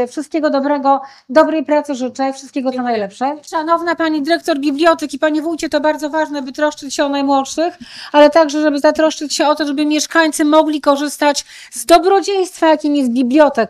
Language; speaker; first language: Polish; native; Polish